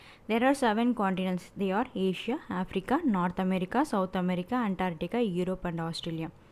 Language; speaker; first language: English; non-native, local second language; Tamil